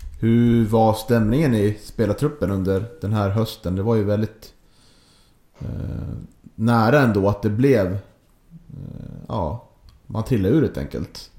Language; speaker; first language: Swedish; native; Swedish